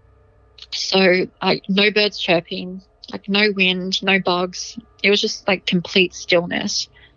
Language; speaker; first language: English; native; English